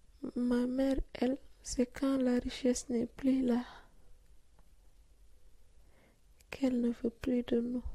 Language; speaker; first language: French; non-native, local second language; Fula